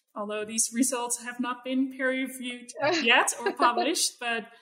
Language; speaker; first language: English; non-native, fluent; Dutch